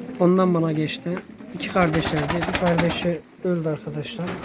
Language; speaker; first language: Turkish; native; Turkish